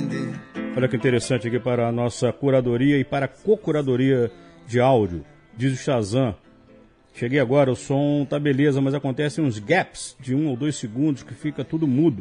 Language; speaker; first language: Portuguese; native; Portuguese